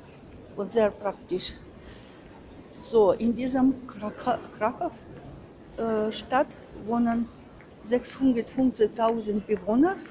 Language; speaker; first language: German; non-native, learner; Russian